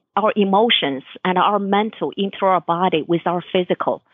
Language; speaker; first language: English; non-native, fluent; Chinese